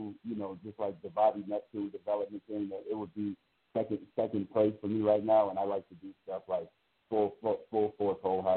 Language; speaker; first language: English; native; English